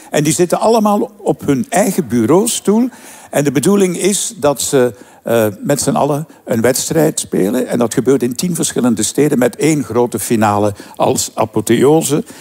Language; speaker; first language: Dutch; native; Dutch